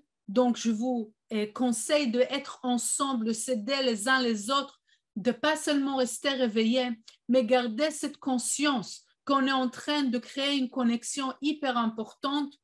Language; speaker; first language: French; non-native, fluent; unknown